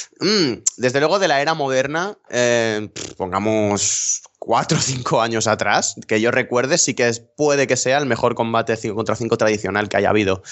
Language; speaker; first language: Spanish; native; Spanish